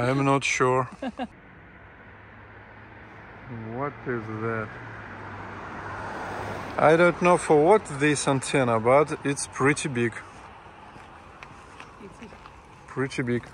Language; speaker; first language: English; non-native, learner; Russian